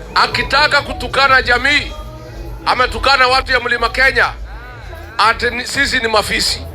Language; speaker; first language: Swahili; non-native, local second language; Kikuyu